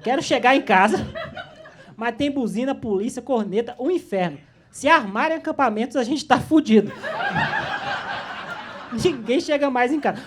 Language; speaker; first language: Portuguese; native; Portuguese